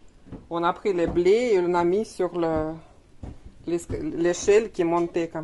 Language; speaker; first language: French; non-native, learner; Russian